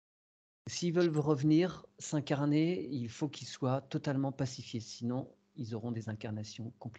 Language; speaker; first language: French; native; French